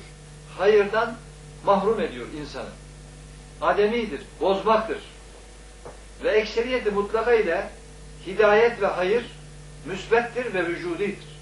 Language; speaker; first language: Turkish; native; Turkish